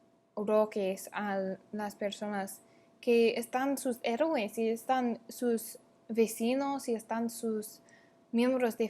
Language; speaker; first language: Spanish; non-native, learner; English